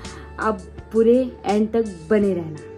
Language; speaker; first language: Hindi; native; Hindi